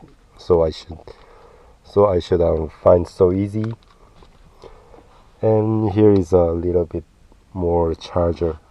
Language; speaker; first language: English; non-native, learner; Korean